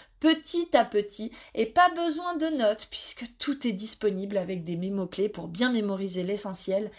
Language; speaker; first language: French; native; French